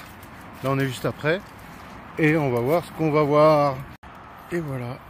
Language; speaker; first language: French; native; French